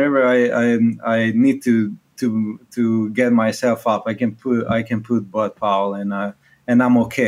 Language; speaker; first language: English; non-native, fluent; Italian